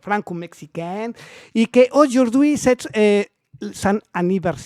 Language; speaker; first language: French; non-native, learner; Spanish